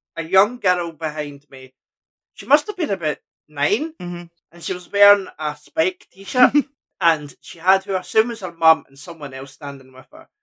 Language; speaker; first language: English; native; English